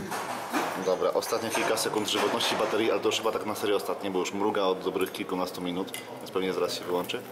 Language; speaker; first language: Polish; native; Polish